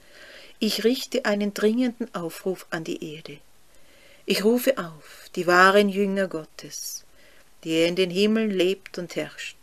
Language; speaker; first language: German; native; German